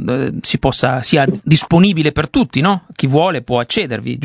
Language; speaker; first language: Italian; native; Italian